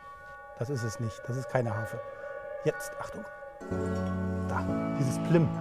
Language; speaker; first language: German; native; German